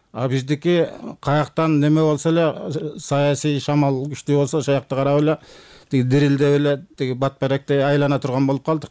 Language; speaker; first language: Kyrgyz; native; Kyrgyz